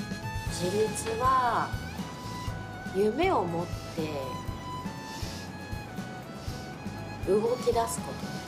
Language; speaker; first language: Japanese; native; Japanese